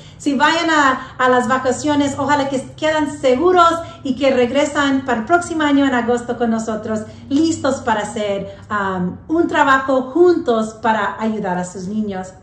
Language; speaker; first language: Spanish; early bilingual, heritage; English